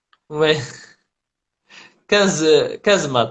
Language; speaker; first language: French; non-native, local second language; Arabic